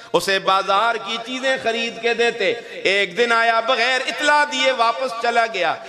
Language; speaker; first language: Urdu; non-native, local second language; Northern Hindko